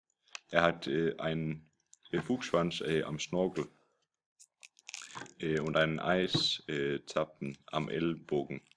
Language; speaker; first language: German; non-native, learner; Danish